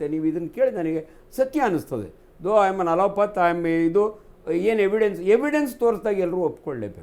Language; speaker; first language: Kannada; native; Kannada